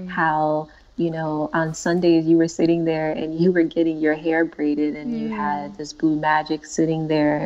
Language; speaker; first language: English; native; English